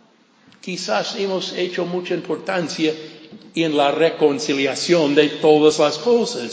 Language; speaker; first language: Spanish; non-native, fluent; English